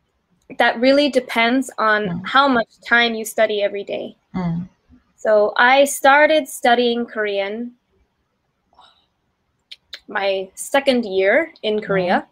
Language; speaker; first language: English; non-native, fluent; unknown